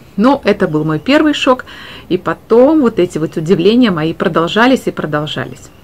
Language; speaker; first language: Russian; native; Russian